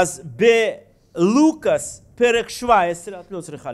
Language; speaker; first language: Hebrew; non-native, fluent; Russian